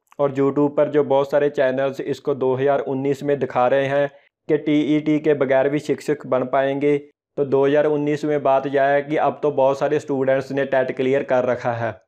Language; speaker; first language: Hindi; non-native, local second language; Punjabi